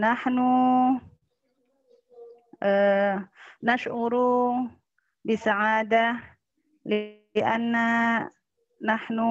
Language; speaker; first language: Arabic; non-native, learner; Indonesian